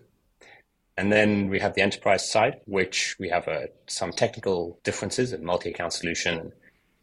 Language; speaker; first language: English; native; English